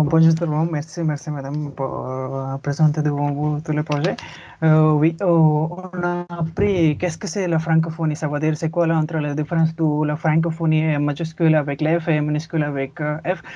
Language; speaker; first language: French; non-native, learner; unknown